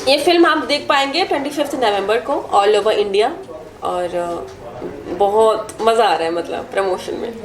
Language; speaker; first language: Hindi; native; Hindi